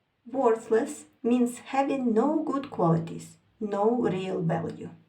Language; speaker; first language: English; non-native, fluent; Ukrainian